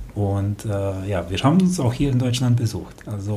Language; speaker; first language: German; non-native, fluent; Romanian